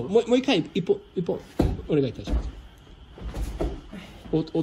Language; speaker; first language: Japanese; non-native, learner; Portuguese